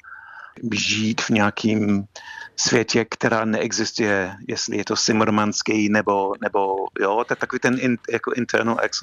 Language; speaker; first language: Czech; non-native, fluent; English